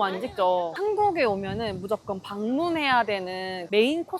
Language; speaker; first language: Korean; native; Korean